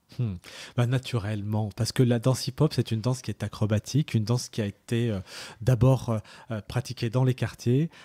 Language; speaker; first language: French; early bilingual, other home language; Arabic